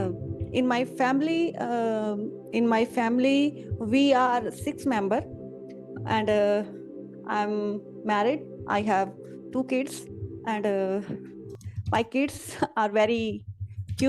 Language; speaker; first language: English; non-native, learner; Punjabi